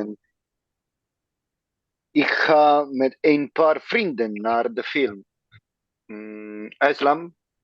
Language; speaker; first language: Dutch; non-native, learner; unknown